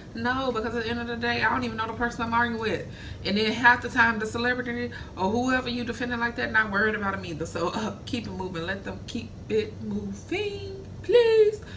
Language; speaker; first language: English; native; English